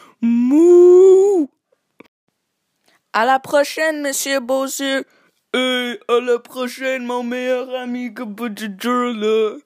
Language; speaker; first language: French; non-native, learner; English